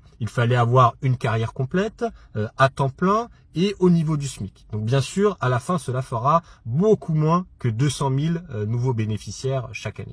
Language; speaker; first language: French; native; French